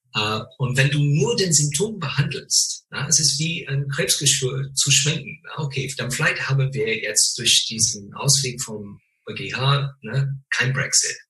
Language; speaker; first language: German; non-native, fluent; English